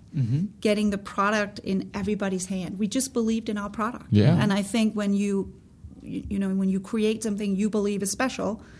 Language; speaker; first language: English; non-native, fluent; Danish